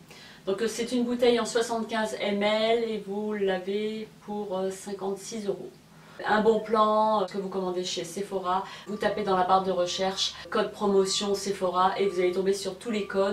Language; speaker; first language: French; native; French